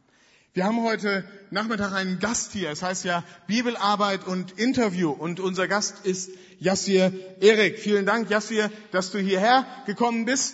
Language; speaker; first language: German; native; German